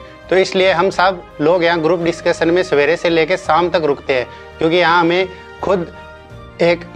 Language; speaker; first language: Hindi; native; Hindi